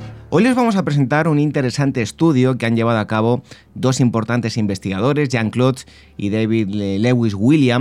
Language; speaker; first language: Spanish; native; Spanish